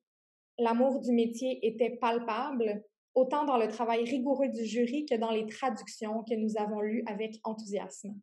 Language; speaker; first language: French; native; French